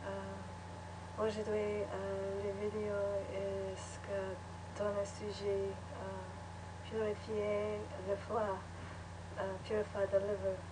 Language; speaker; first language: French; non-native, learner; English